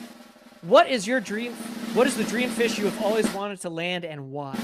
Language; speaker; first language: English; native; English